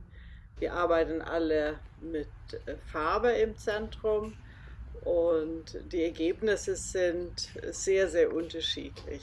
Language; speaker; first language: German; non-native, fluent; Swedish